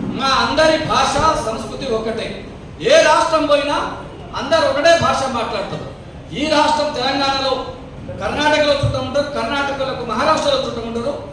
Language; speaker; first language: Telugu; non-native, local second language; Lambadi